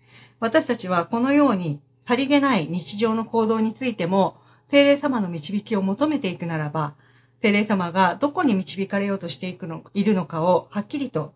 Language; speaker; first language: Japanese; native; Japanese